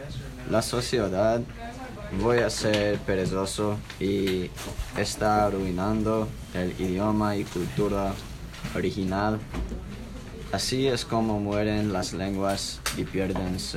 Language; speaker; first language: Spanish; non-native, learner; English